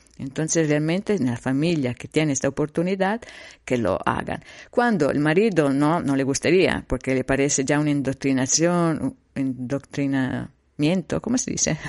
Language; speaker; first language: Spanish; non-native, fluent; Italian